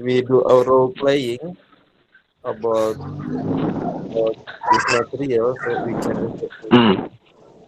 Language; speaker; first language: English; non-native, learner; Indonesian